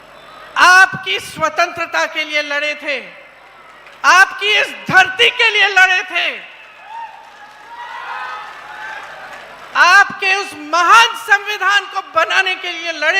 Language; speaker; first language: Hindi; native; Hindi